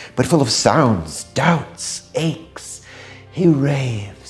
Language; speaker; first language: English; native; English